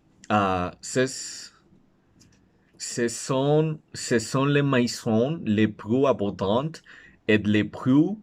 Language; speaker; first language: French; non-native, learner; Spanish